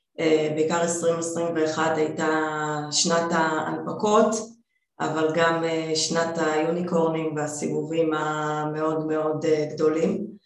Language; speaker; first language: Hebrew; native; Hebrew